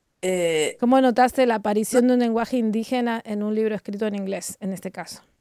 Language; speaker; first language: Spanish; native; Spanish